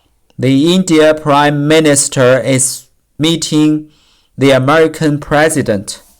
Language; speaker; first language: English; non-native, learner; Chinese